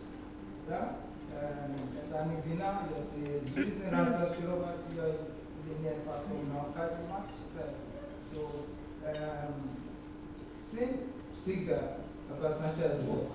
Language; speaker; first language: Russian; non-native, learner; Yoruba